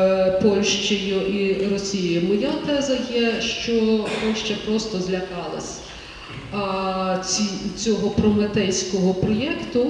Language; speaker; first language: Ukrainian; native; Ukrainian